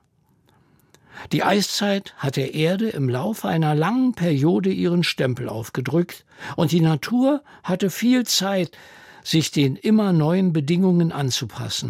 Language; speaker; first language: German; native; German